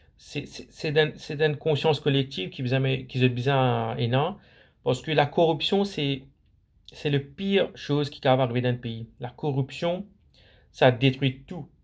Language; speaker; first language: French; non-native, local second language; Morisyen